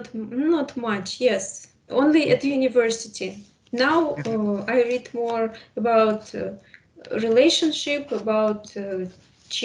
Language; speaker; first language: English; non-native, fluent; Russian